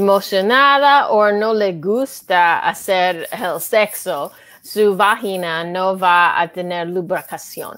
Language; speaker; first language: Spanish; non-native, learner; English